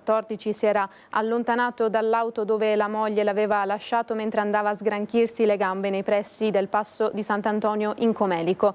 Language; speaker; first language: Italian; native; Italian